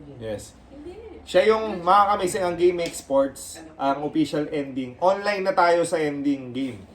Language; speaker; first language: Filipino; native; Filipino